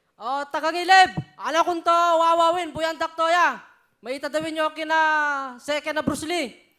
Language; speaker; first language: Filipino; non-native, local second language; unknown